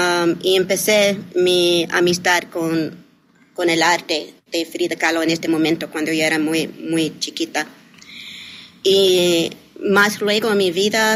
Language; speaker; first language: Spanish; early bilingual, heritage; English